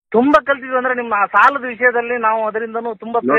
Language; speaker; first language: Kannada; native; Kannada